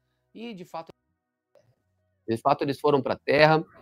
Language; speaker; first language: Portuguese; native; Portuguese